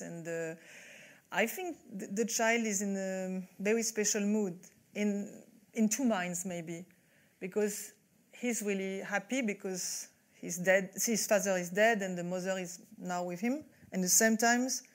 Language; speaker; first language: English; non-native, fluent; French